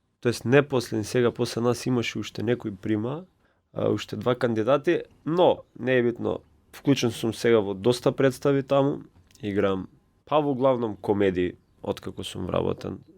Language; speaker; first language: Macedonian; native; Macedonian